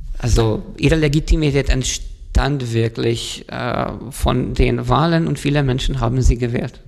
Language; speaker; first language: German; non-native, fluent; Hungarian